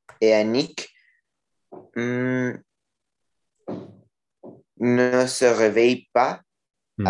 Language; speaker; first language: French; non-native, learner; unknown